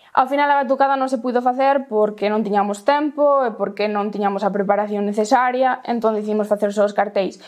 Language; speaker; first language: Galician; non-native, local second language; Spanish